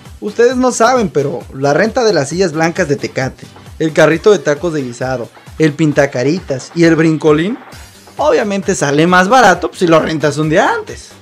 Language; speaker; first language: Spanish; native; Spanish